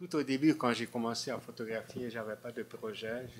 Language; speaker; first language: French; non-native, fluent; Hungarian